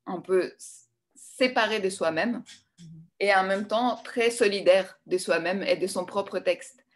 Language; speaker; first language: French; non-native, fluent; Greek